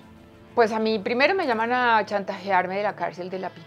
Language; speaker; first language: Spanish; native; Spanish